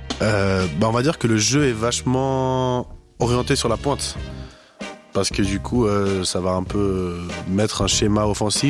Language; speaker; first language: French; native; French